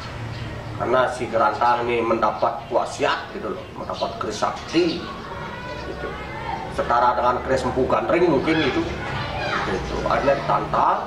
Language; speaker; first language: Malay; non-native, local second language; Balinese